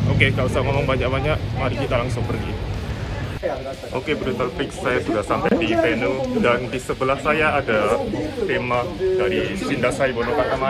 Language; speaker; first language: Indonesian; non-native, fluent; Japanese